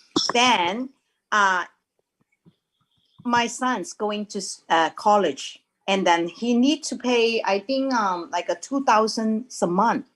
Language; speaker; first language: English; non-native, learner; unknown